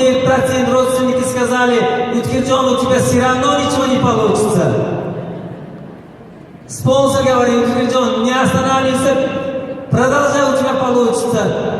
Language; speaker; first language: Russian; non-native, local second language; Tajik